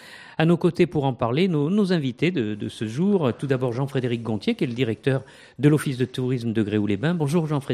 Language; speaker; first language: French; native; French